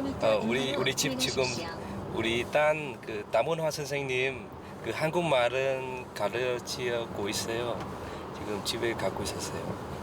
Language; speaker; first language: Korean; non-native, learner; Vietnamese